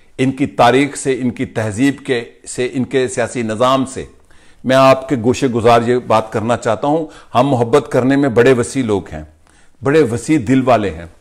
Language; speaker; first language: Urdu; non-native, local second language; Punjabi